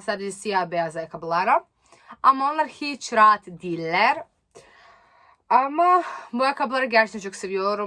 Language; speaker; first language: Turkish; non-native, learner; Serbian